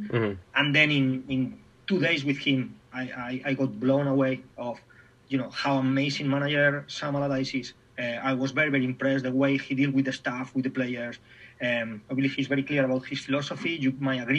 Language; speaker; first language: English; non-native, fluent; Spanish